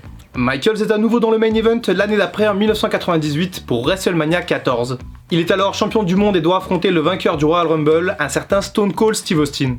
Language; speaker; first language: French; native; French